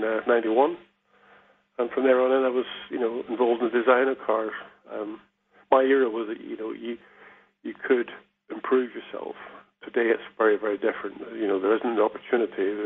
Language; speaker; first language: English; native; English